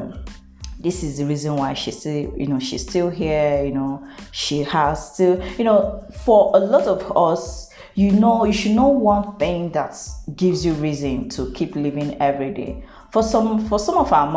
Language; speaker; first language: English; non-native, local second language; Igbo